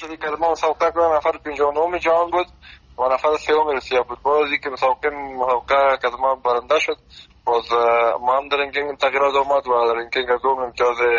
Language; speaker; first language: Persian; native; Persian